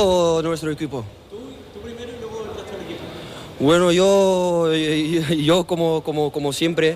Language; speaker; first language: Spanish; non-native, learner; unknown